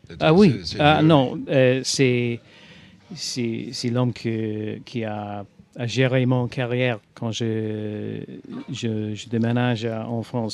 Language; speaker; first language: French; non-native, fluent; English